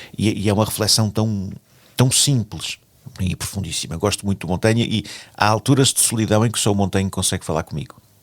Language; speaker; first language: Portuguese; native; Portuguese